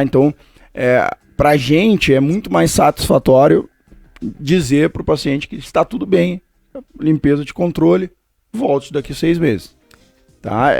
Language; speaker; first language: Portuguese; native; Portuguese